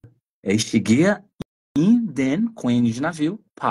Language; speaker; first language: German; non-native, fluent; Portuguese